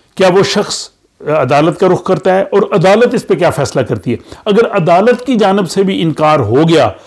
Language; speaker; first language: Urdu; native; Urdu